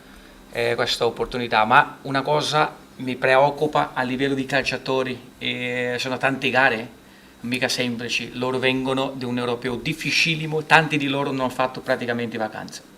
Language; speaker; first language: Italian; non-native, fluent; Portuguese